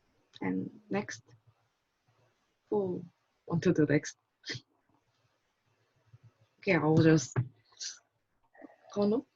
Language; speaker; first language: English; non-native, learner; Korean